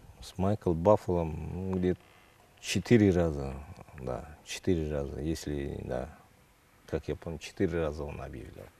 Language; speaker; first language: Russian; non-native, local second language; Kyrgyz